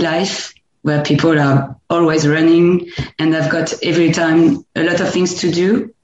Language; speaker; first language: English; non-native, fluent; French